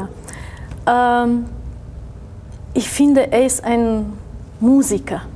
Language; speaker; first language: German; non-native, fluent; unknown